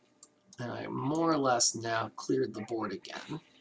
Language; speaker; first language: English; native; English